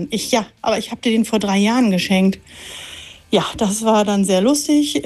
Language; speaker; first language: German; native; German